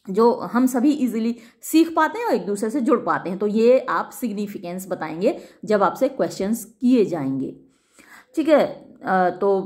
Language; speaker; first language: Hindi; native; Hindi